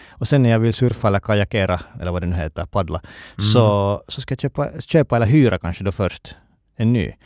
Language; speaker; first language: Swedish; native; Swedish